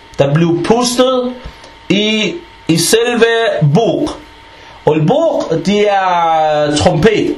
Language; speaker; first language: Danish; non-native, fluent; Arabic